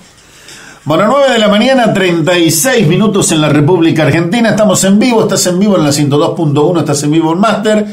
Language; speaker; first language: Spanish; native; Spanish